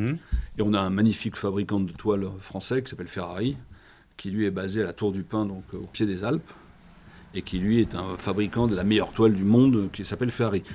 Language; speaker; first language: French; native; French